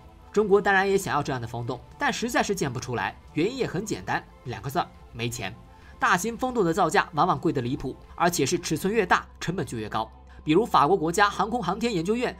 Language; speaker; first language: Chinese; native; Chinese